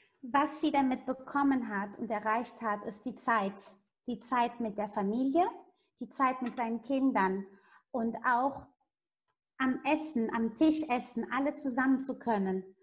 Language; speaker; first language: German; non-native, fluent; Italian